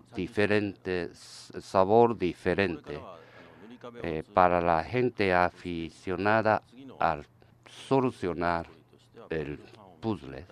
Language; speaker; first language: Spanish; non-native, learner; Japanese